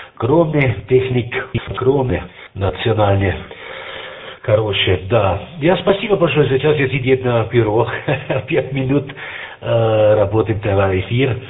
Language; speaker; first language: Russian; non-native, learner; German